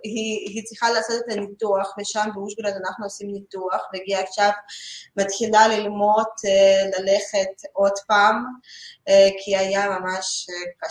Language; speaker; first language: Hebrew; non-native, learner; Russian